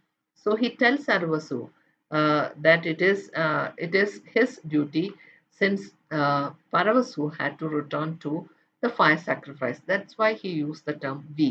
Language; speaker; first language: English; non-native, local second language; Malayalam